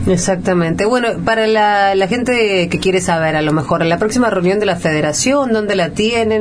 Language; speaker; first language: Spanish; native; Spanish